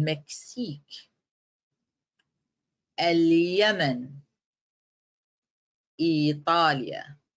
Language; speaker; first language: Arabic; non-native, fluent; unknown